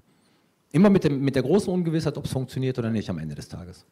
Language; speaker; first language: German; native; German